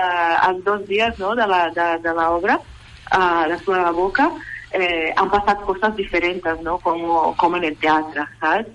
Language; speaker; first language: Catalan; non-native, fluent; Portuguese